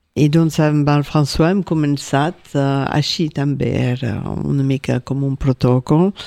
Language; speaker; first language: Catalan; non-native, local second language; French